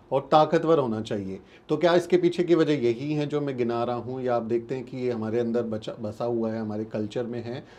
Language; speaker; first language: Hindi; native; Hindi